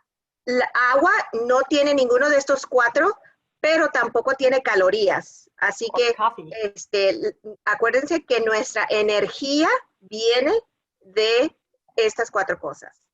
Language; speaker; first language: Spanish; early bilingual, other home language; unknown